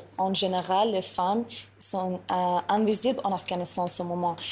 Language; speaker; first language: French; non-native, learner; Persian